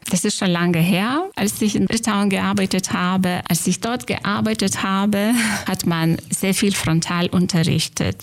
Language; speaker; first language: German; non-native, fluent; Lithuanian